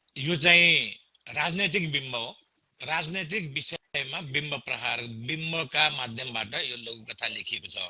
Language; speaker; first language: Nepali; native; Nepali